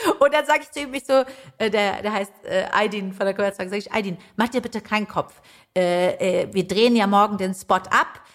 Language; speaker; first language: German; early bilingual, other home language; Persian